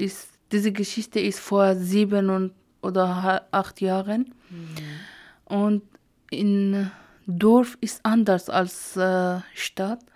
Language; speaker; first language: German; non-native, learner; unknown